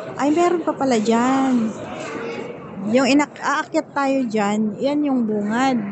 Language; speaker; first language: Filipino; non-native, local second language; Iloko